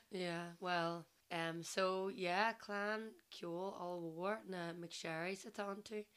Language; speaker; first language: Irish; non-native, local second language; English